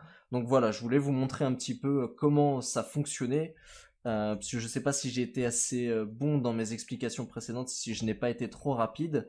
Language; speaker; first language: French; native; French